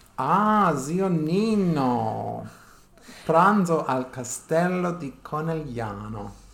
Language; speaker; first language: Italian; non-native, learner; English